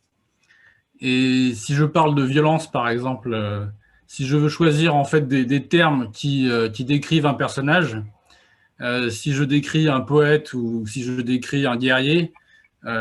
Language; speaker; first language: French; native; French